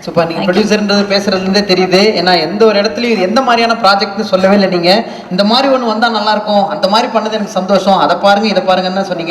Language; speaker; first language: Tamil; native; Tamil